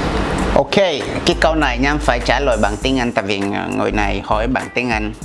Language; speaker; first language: Vietnamese; non-native, fluent; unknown